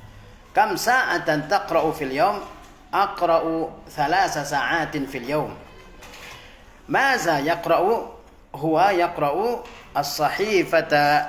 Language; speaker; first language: Arabic; non-native, fluent; Indonesian